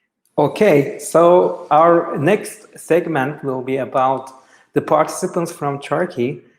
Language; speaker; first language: English; non-native, fluent; Turkish